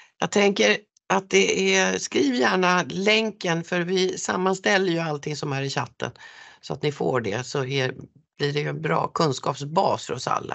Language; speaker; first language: Swedish; native; Swedish